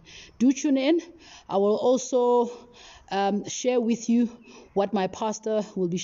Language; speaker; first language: English; non-native, local second language; Northern Sotho